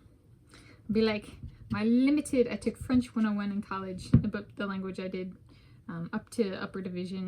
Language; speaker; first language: English; native; English